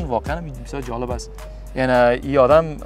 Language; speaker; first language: Persian; native; Persian